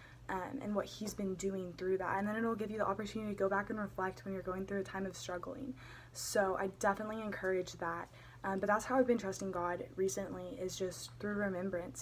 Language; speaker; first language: English; native; English